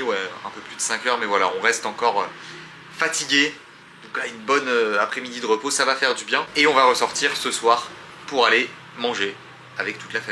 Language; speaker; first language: French; native; French